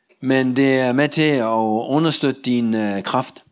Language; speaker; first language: Danish; non-native, learner; Russian